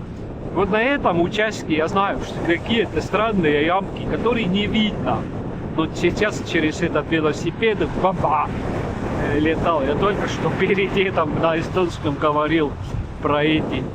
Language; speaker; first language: Russian; non-native, local second language; Estonian